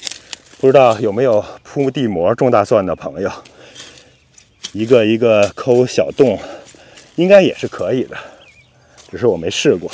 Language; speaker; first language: Chinese; native; Chinese